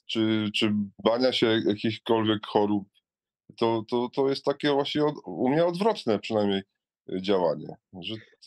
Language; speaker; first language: Polish; native; Polish